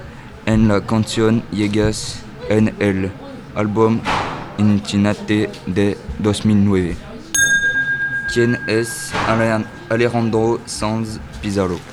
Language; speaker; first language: Spanish; non-native, learner; French